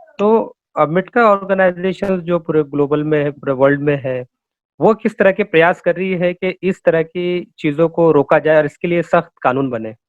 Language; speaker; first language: Hindi; native; Hindi